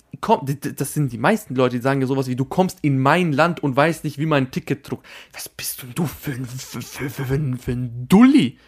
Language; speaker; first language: German; early bilingual, other home language; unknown